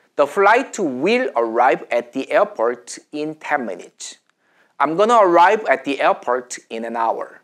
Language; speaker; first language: English; non-native, fluent; Korean